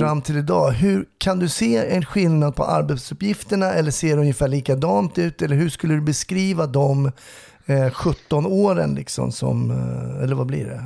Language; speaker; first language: Swedish; native; Swedish